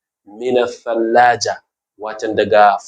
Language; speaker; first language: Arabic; non-native, fluent; Hausa